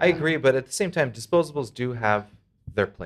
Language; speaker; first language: English; native; English